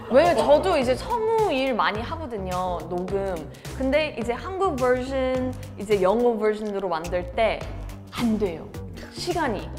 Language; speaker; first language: Korean; non-native, fluent; English